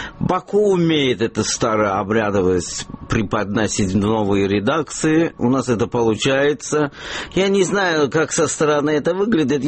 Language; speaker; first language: Russian; non-native, local second language; Azerbaijani